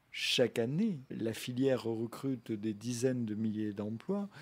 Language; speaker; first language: French; native; French